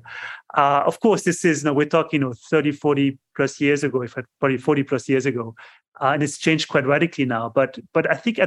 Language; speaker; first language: English; non-native, fluent; French